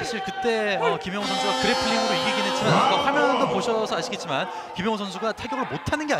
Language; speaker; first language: Korean; native; Korean